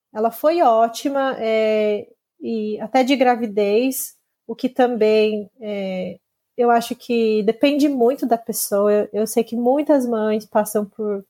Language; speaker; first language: Portuguese; native; Portuguese